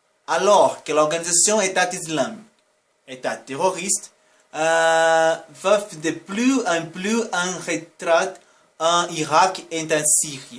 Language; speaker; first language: French; non-native, learner; Portuguese